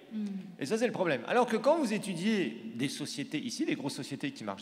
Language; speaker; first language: French; native; French